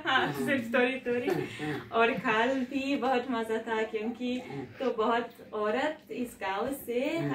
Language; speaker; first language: Hindi; non-native, learner; Italian